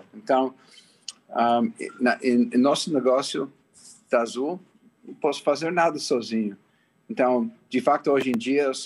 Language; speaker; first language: Portuguese; non-native, fluent; English